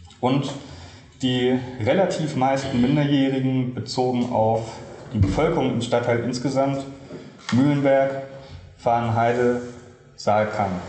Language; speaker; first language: German; native; German